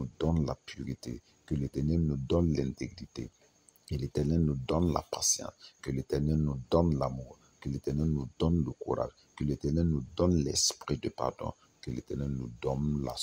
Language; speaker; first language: French; non-native, local second language; Mossi